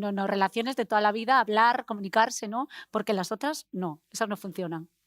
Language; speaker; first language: Spanish; native; Spanish